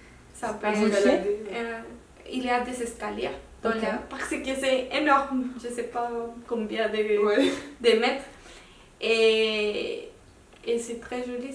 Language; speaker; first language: French; non-native, local second language; Spanish